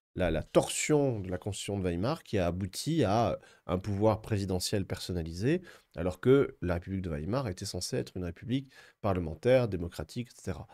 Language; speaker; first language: French; native; French